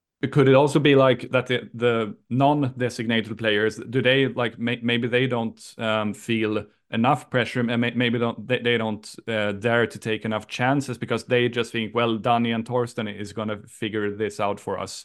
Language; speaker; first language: English; non-native, fluent; Swedish